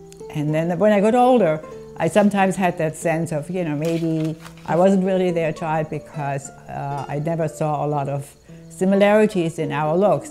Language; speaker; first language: English; non-native, fluent; German